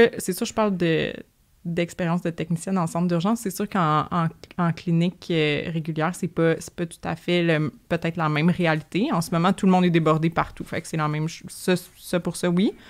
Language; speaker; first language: French; native; French